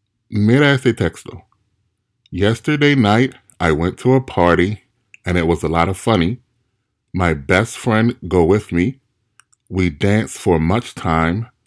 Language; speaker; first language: English; native; English